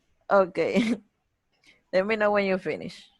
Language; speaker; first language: English; non-native, fluent; Spanish